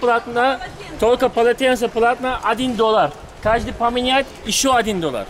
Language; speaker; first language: Russian; non-native, learner; Turkish